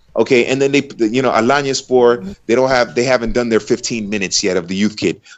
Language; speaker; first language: English; native; English